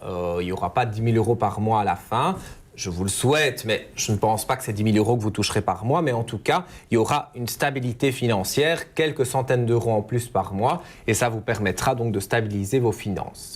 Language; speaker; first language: French; native; French